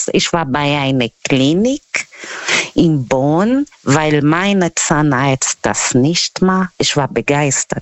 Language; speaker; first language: German; non-native, fluent; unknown